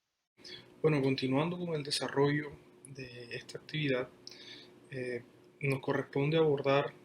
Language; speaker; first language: Spanish; native; Spanish